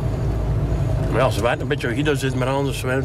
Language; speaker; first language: Dutch; native; Dutch